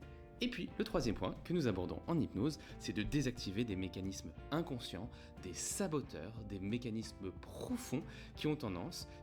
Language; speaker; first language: French; native; French